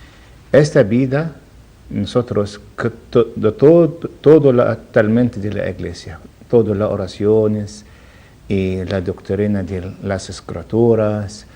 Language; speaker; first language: Spanish; non-native, learner; Arabic